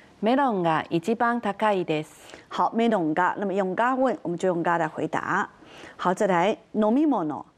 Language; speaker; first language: Japanese; non-native, fluent; Chinese